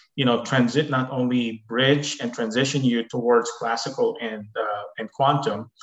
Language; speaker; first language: English; non-native, local second language; Filipino